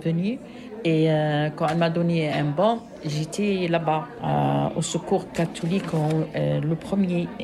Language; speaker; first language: French; non-native, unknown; Arabic